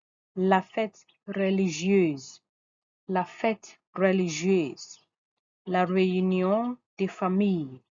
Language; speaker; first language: French; non-native, fluent; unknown